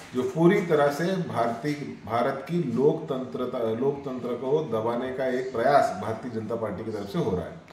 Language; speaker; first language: Hindi; non-native, local second language; Marathi